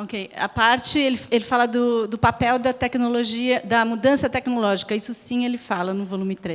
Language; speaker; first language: Portuguese; native; Portuguese